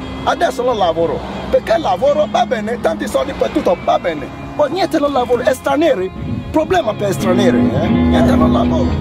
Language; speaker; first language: Italian; non-native, learner; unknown